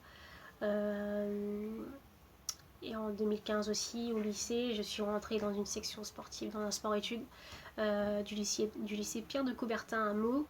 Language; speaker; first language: French; early bilingual, other home language; Portuguese